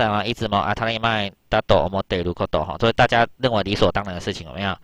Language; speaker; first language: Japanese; non-native, fluent; Chinese